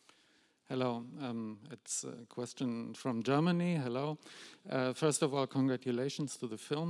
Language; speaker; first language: English; non-native, fluent; German